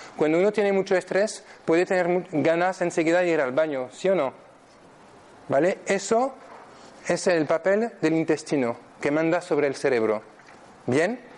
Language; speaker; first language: Spanish; non-native, fluent; French